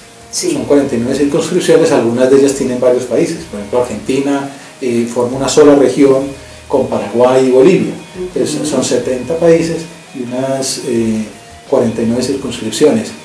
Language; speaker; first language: Spanish; native; Spanish